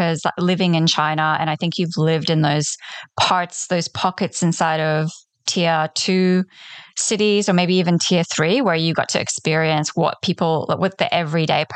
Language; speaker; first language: English; non-native, fluent; Polish